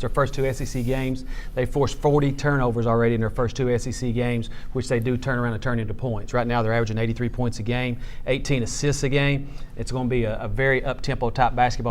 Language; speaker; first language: English; native; English